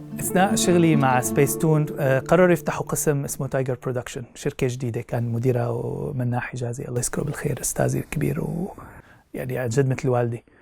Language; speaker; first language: Arabic; native; Arabic